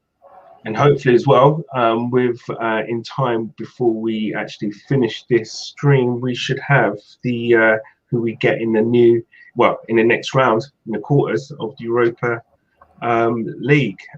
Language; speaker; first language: English; native; English